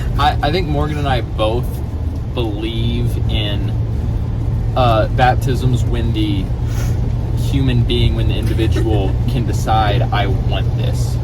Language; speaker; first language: English; native; English